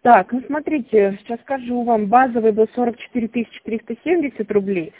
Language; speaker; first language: Russian; native; Russian